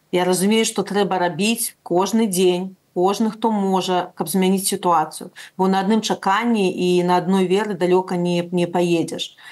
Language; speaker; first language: Belarusian; non-native, local second language; Russian